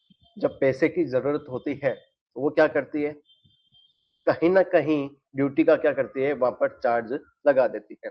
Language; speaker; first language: Hindi; native; Hindi